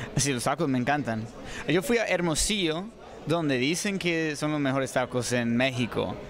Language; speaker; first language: Spanish; non-native, fluent; English